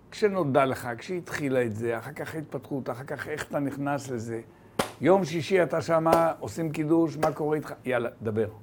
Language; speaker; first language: Hebrew; native; Hebrew